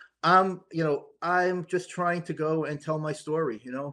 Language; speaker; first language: English; native; English